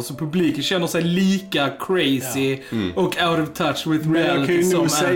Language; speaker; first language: Swedish; native; Swedish